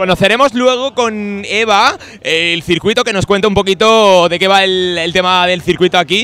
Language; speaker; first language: Spanish; native; Spanish